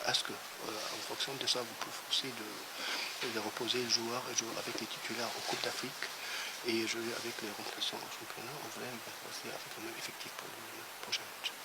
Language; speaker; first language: French; non-native, learner; Arabic